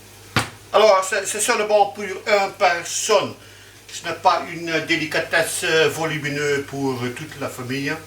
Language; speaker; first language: French; non-native, learner; Dutch